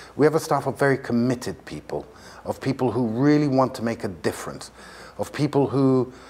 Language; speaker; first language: English; native; English